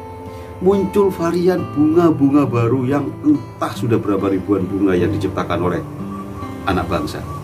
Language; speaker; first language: Indonesian; native; Indonesian